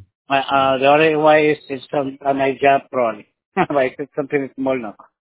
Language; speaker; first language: English; non-native, learner; Spanish